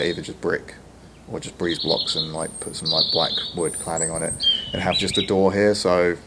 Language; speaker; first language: English; native; English